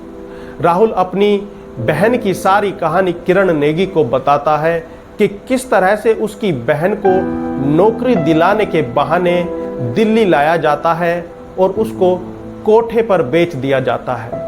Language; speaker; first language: Hindi; native; Hindi